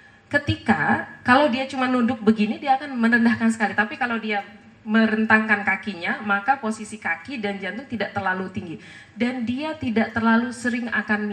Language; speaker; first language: Indonesian; native; Indonesian